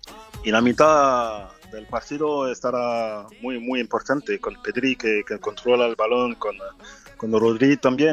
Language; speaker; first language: Spanish; non-native, fluent; French